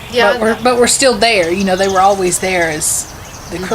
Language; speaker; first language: English; native; English